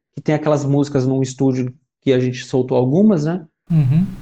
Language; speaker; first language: Portuguese; native; Portuguese